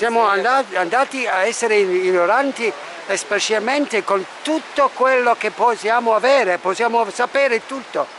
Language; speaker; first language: Italian; non-native, fluent; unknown